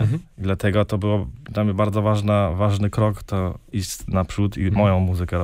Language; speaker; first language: Polish; early bilingual, heritage; Polish